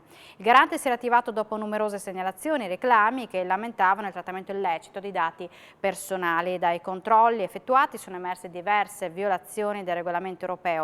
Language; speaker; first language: Italian; native; Italian